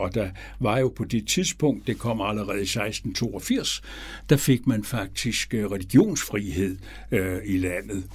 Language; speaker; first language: Danish; native; Danish